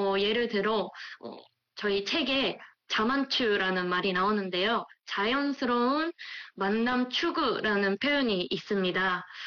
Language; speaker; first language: Korean; non-native, fluent; Japanese